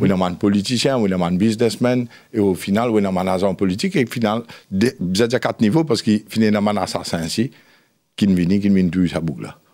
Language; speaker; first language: French; non-native, local second language; Morisyen